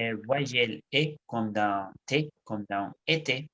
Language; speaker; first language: French; non-native, learner; Spanish